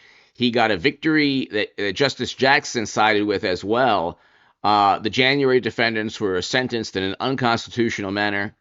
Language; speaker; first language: English; native; English